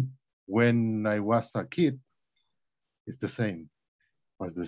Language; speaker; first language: English; non-native, learner; Spanish